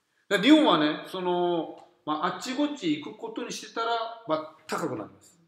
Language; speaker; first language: Japanese; non-native, fluent; Korean